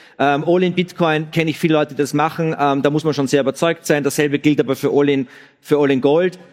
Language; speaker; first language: German; native; German